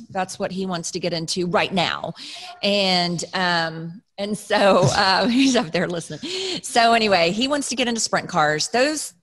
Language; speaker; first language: English; native; English